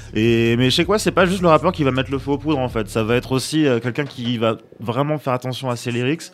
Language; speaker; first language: French; native; French